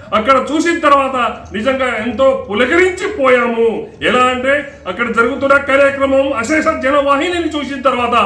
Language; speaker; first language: Telugu; non-native, local second language; Lambadi